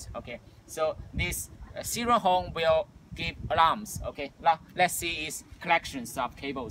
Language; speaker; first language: English; non-native, local second language; Chinese